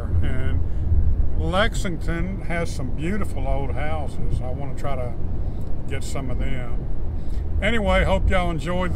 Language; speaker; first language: English; native; English